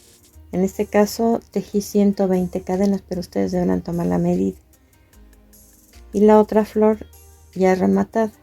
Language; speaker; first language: Spanish; native; Spanish